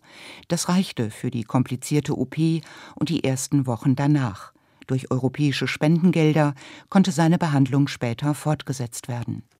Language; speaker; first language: German; native; German